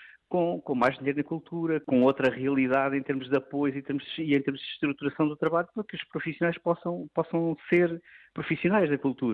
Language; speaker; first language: Portuguese; native; Portuguese